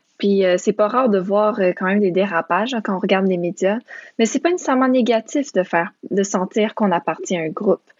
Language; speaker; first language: French; early bilingual, other home language; Romanian